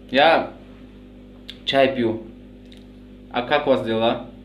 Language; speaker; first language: Russian; non-native, local second language; Tajik